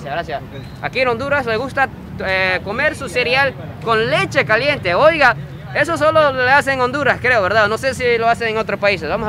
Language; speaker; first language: Spanish; non-native, fluent; Japanese